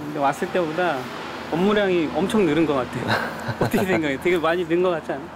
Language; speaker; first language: Korean; native; Korean